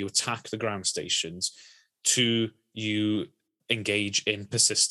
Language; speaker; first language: English; native; English